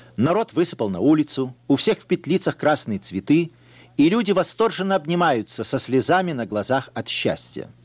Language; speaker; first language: Russian; native; Russian